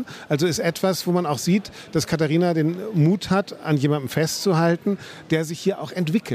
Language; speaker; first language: German; native; German